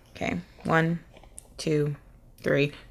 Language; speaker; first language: English; native; English